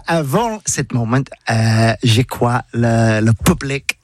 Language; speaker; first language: French; non-native, learner; English